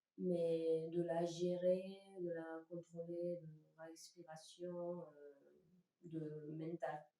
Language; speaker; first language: French; non-native, learner; Spanish